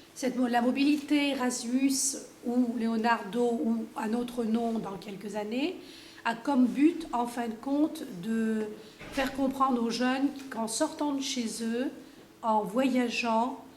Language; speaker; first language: French; non-native, fluent; Greek